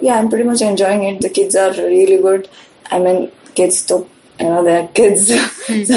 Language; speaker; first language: English; non-native, local second language; Marathi